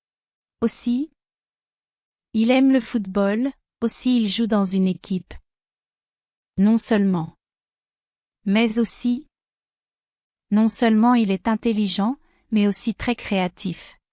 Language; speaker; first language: French; non-native, fluent; Spanish